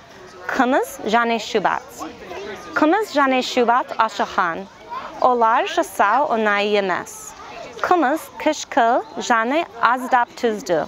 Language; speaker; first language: Kazakh; non-native, learner; English